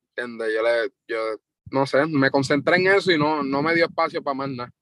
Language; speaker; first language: Spanish; native; Spanish